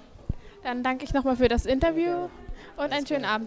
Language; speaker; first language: German; native; German